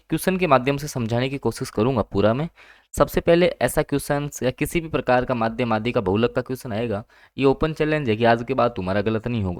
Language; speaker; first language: Hindi; native; Hindi